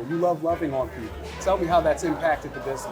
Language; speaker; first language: English; native; English